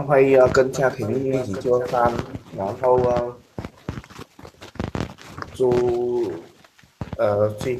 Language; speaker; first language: Chinese; non-native, learner; Vietnamese